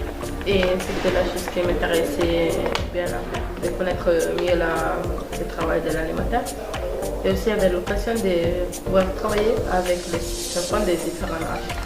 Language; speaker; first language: French; non-native, learner; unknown